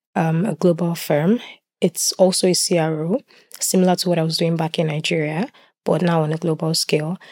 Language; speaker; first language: English; non-native, local second language; Yoruba